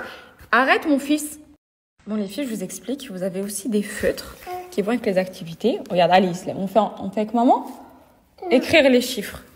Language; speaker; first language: French; native; French